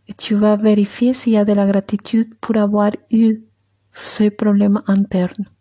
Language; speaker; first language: French; non-native, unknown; Spanish